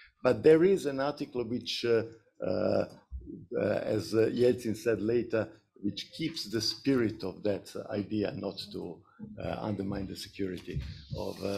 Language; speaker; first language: English; non-native, fluent; Serbian